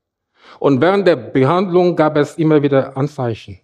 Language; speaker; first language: German; non-native, fluent; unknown